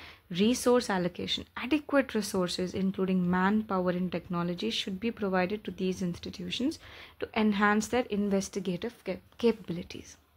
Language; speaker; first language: English; non-native, local second language; Telugu